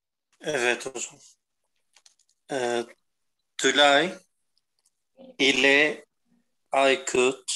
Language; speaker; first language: Turkish; non-native, learner; Arabic